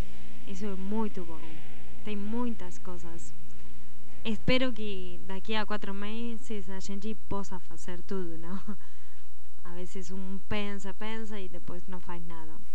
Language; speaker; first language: Portuguese; non-native, learner; Spanish